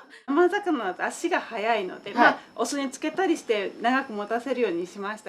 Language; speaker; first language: Japanese; native; Japanese